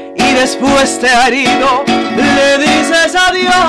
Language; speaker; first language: Spanish; native; Spanish